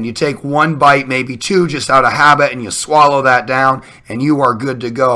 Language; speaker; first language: English; native; English